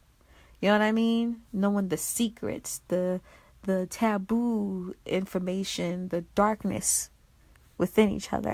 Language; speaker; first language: English; native; English